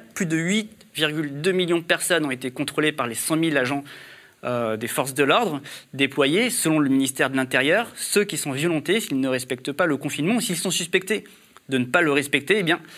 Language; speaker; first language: French; native; French